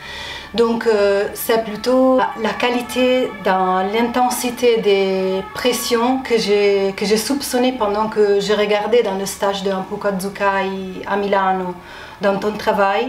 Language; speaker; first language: French; non-native, fluent; Italian